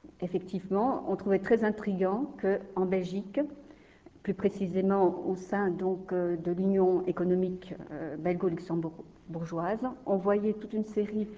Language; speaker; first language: French; native; French